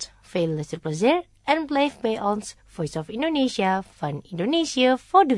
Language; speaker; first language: Dutch; non-native, fluent; Indonesian